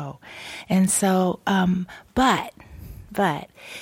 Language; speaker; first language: English; native; English